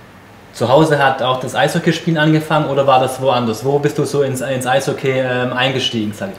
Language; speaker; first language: German; native; German